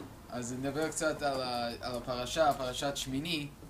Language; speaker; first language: Hebrew; non-native, fluent; English